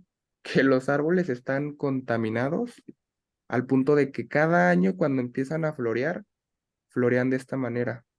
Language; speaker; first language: Spanish; native; Spanish